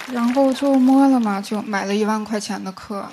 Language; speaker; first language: Chinese; native; Chinese